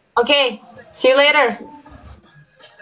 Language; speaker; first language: English; non-native, fluent; Turkish